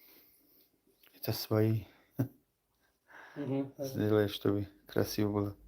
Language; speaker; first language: Russian; non-native, learner; Tajik